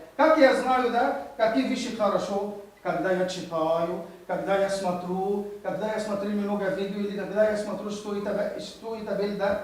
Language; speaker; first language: Russian; non-native, learner; Arabic